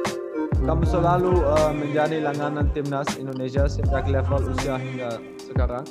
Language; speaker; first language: Indonesian; non-native, learner; Dutch